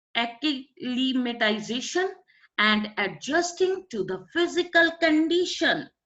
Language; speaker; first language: English; non-native, local second language; Punjabi